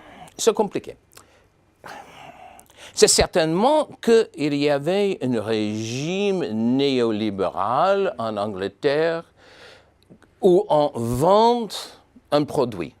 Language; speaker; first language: French; non-native, fluent; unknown